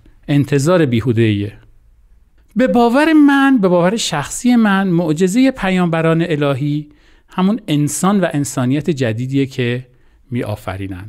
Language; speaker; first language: Persian; native; Persian